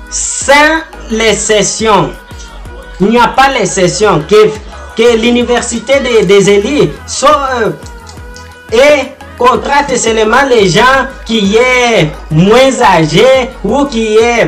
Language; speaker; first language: French; non-native, learner; Portuguese